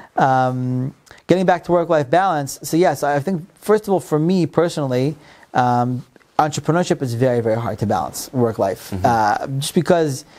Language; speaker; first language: English; non-native, fluent; Hebrew